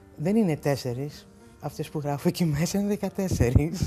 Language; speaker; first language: Greek; native; Greek